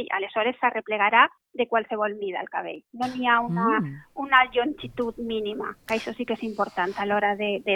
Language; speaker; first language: Catalan; native; Catalan